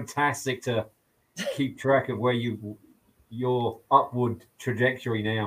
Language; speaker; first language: English; native; English